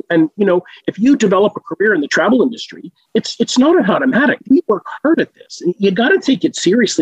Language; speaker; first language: English; native; English